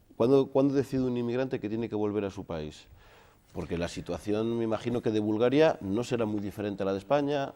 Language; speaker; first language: Spanish; native; Spanish